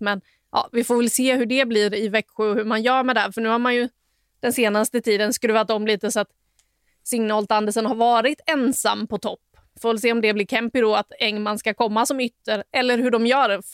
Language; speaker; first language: Swedish; native; Swedish